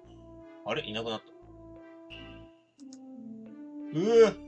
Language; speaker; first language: Japanese; native; Japanese